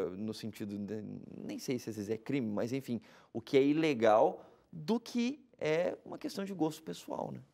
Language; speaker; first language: Portuguese; native; Portuguese